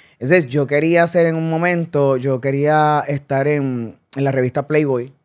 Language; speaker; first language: Spanish; native; Spanish